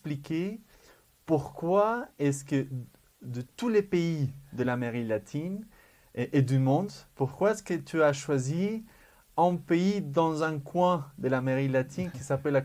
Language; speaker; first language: French; non-native, fluent; Spanish